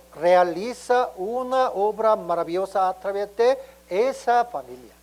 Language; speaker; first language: Spanish; non-native, learner; Korean